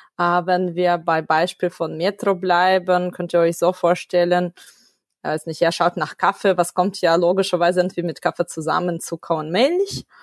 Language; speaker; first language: German; non-native, fluent; Russian